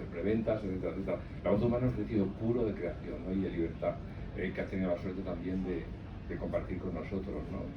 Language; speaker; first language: Spanish; native; Spanish